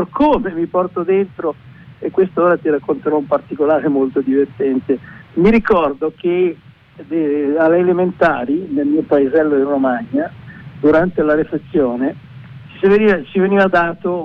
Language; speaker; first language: Italian; native; Italian